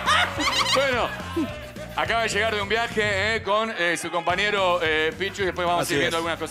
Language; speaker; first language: Spanish; native; Spanish